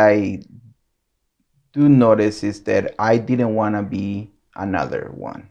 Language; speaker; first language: English; non-native, fluent; Spanish